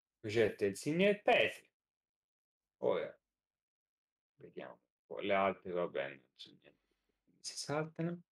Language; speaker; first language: Italian; native; Italian